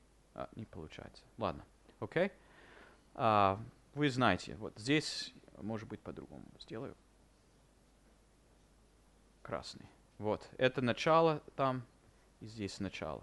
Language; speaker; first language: Russian; non-native, fluent; English